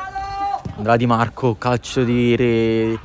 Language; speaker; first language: Italian; native; Italian